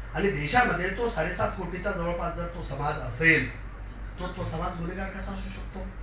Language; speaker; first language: Marathi; non-native, local second language; Lambadi